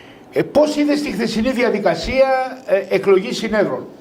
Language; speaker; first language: Greek; native; Greek